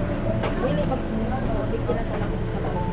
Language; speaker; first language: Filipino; non-native, local second language; Cebuano